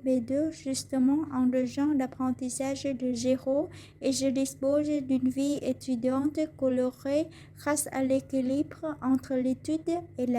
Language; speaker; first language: French; non-native, fluent; Vietnamese